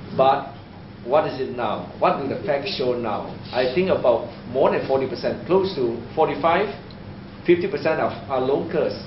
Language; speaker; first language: English; native; English